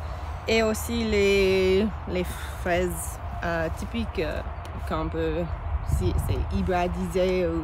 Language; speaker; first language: French; non-native, learner; English